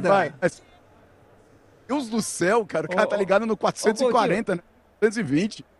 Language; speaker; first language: Portuguese; native; Portuguese